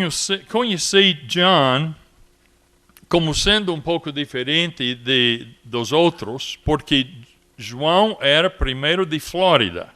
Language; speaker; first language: Portuguese; non-native, fluent; English